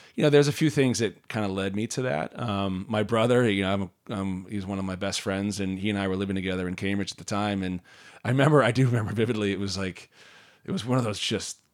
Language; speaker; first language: English; native; English